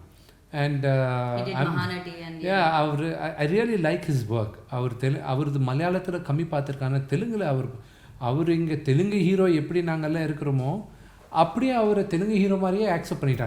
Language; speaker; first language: Tamil; non-native, local second language; Telugu